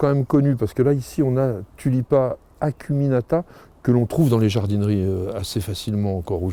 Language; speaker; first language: French; native; French